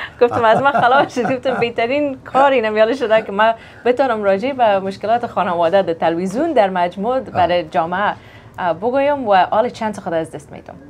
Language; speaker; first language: Persian; early bilingual, heritage; Persian